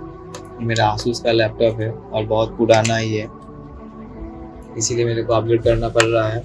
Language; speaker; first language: Hindi; non-native, local second language; Bangla